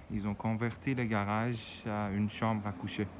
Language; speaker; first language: French; non-native, fluent; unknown